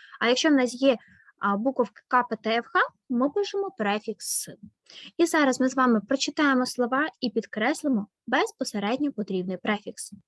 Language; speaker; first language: Ukrainian; native; Ukrainian